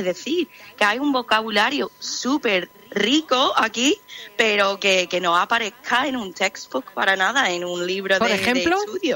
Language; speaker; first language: Spanish; non-native, fluent; English